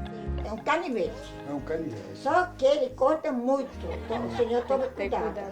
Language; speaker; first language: Portuguese; non-native, fluent; French